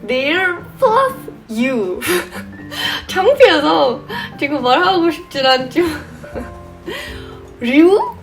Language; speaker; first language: Korean; non-native, fluent; English